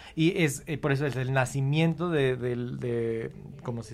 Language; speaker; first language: Spanish; non-native, learner; Persian